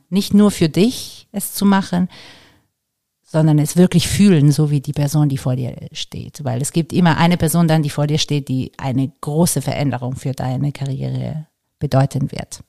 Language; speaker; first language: German; non-native, fluent; Italian